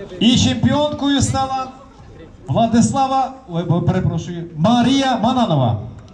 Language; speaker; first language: Ukrainian; native; Ukrainian